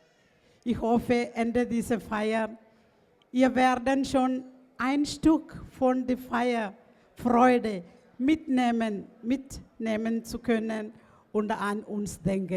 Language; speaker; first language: German; non-native, fluent; Malayalam